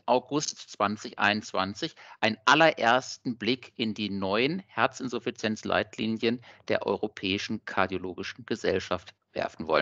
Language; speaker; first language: German; native; German